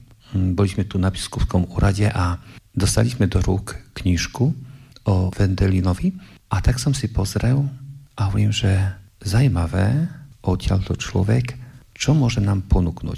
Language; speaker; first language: Slovak; non-native, fluent; Polish